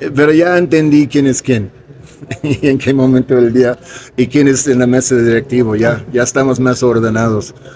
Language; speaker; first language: Spanish; non-native, fluent; English